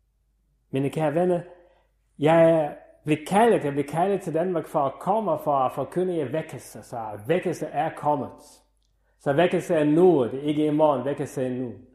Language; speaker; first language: Danish; non-native, fluent; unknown